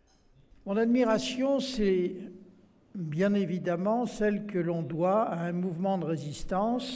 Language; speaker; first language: French; native; French